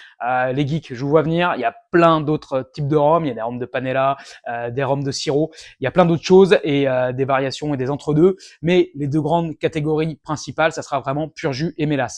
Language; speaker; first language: French; native; French